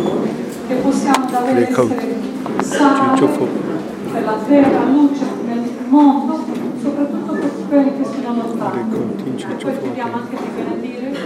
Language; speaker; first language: Italian; non-native, fluent; Croatian